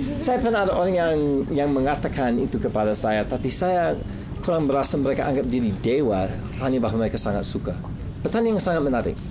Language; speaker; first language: Indonesian; non-native, fluent; English